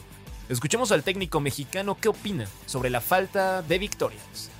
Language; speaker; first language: Spanish; native; Spanish